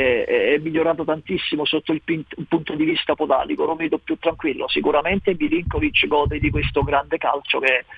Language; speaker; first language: Italian; native; Italian